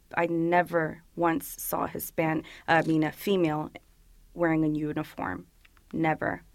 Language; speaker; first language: English; early bilingual, other home language; Spanish